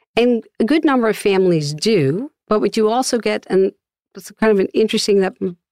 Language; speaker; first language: English; non-native, fluent; Dutch